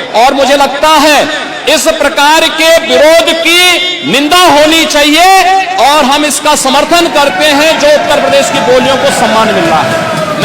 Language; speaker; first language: Hindi; native; Hindi